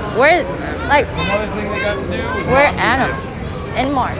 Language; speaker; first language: English; non-native, fluent; Vietnamese